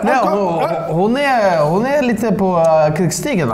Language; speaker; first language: Swedish; native; Swedish